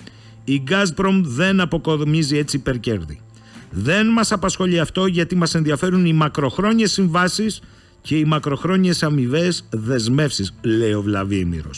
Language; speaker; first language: Greek; native; Greek